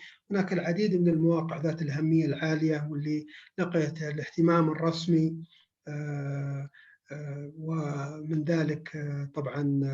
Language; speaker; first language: Arabic; native; Arabic